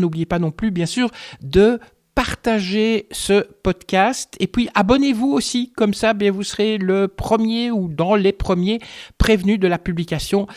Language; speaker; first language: French; native; French